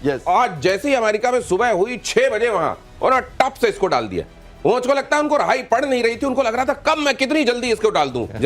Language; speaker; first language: Hindi; native; Hindi